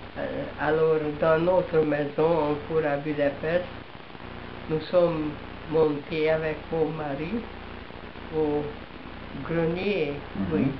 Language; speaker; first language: French; non-native, fluent; Hungarian